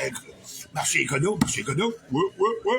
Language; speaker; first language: French; native; French